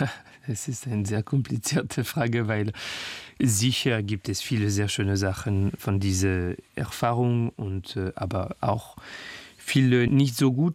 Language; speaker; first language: German; non-native, learner; French